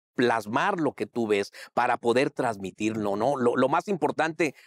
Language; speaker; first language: Spanish; native; Spanish